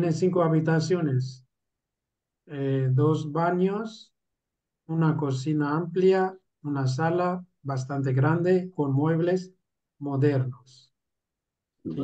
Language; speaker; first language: Spanish; non-native, fluent; Urdu